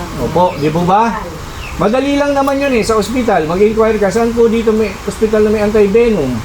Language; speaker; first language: Filipino; native; Filipino